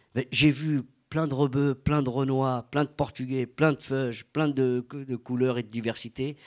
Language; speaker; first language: French; native; French